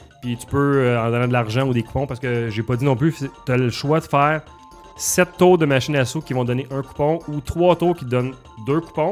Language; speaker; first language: French; native; French